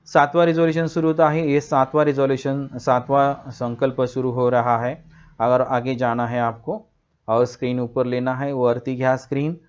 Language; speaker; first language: Hindi; non-native, local second language; Marathi